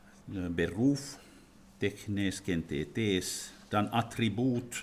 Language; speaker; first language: German; non-native, fluent; Finnish